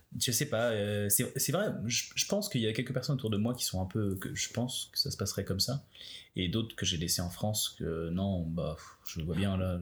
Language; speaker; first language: French; native; French